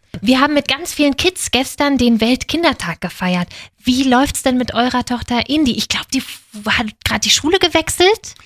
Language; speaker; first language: German; native; German